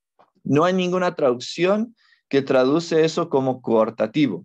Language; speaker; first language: Spanish; non-native, fluent; English